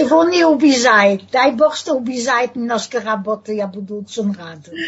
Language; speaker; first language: Russian; non-native, learner; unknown